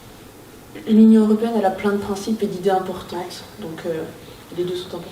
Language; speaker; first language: French; native; French